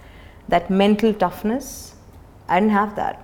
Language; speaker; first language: English; non-native, local second language; Hindi